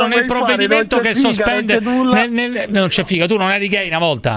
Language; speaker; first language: Italian; native; Italian